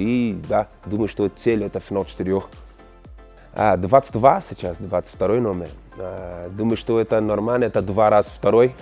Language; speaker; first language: Russian; non-native, learner; Portuguese